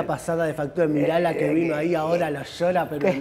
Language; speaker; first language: Spanish; native; Spanish